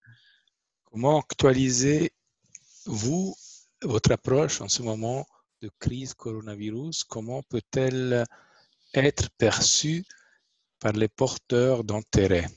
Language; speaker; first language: French; non-native, local second language; Italian